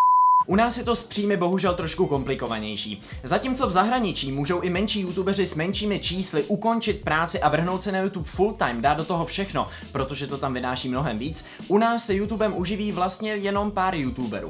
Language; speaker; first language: Czech; native; Czech